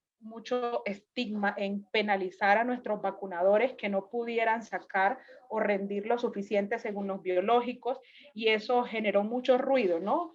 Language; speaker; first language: Spanish; native; Spanish